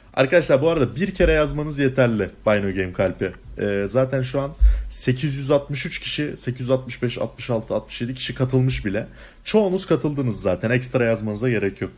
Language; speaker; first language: Turkish; native; Turkish